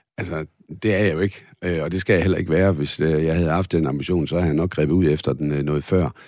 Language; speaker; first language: Danish; native; Danish